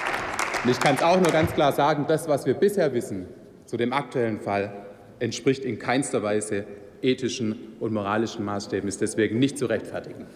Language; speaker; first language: German; native; German